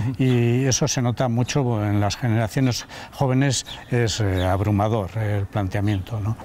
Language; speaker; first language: Spanish; native; Spanish